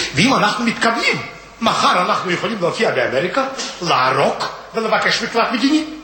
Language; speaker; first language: Hebrew; non-native, fluent; Russian